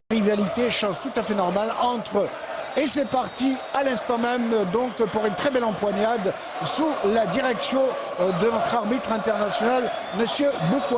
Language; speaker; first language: French; non-native, local second language; Arabic